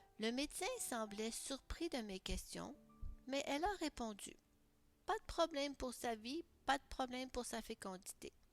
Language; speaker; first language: French; native; French